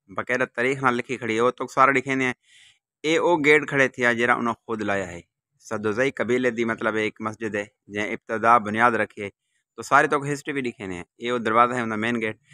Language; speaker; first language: Urdu; non-native, local second language; Saraiki